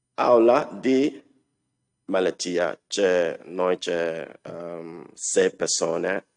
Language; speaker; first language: Italian; non-native, learner; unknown